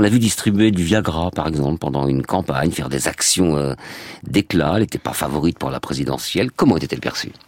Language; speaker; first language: French; native; French